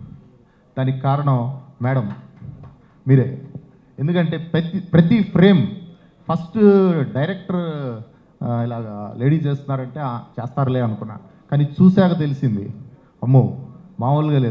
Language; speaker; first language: Telugu; native; Telugu